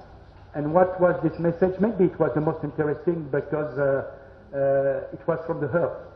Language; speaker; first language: English; non-native, learner; French